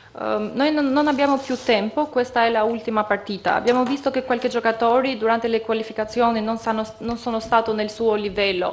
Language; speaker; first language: Italian; non-native, fluent; Albanian